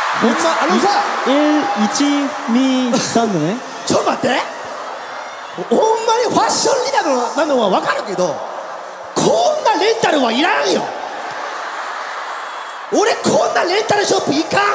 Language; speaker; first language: Japanese; native; Japanese